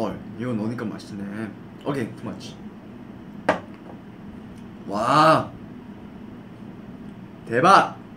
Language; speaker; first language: Korean; non-native, fluent; English